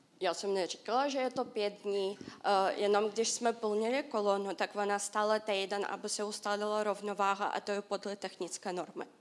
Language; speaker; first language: Czech; non-native, fluent; Russian